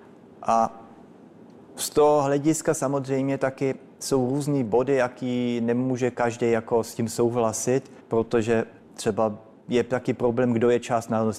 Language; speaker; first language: Czech; early bilingual, heritage; Czech